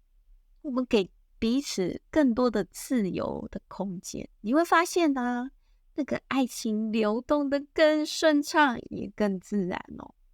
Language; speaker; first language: Chinese; native; Chinese